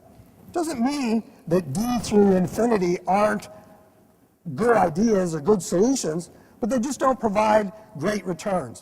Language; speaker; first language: English; native; English